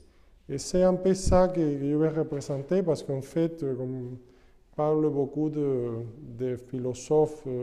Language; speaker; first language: French; non-native, fluent; Spanish